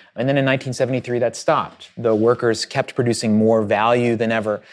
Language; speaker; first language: English; native; English